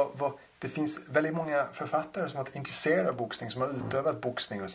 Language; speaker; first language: Swedish; native; Swedish